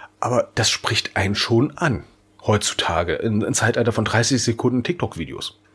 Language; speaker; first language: German; native; German